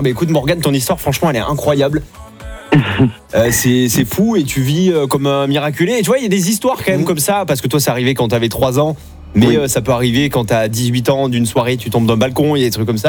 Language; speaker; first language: French; native; French